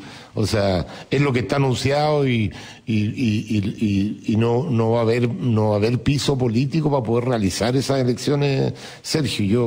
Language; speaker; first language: Spanish; native; Spanish